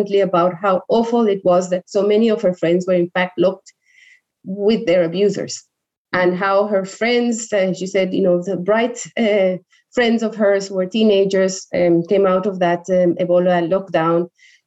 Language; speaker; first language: English; non-native, fluent; Spanish